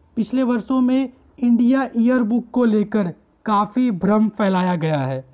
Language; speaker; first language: Hindi; native; Hindi